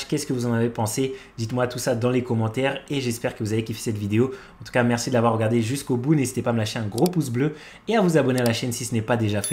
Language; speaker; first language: French; native; French